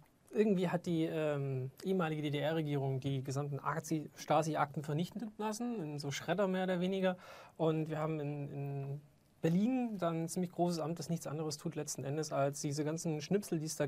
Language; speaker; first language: German; native; German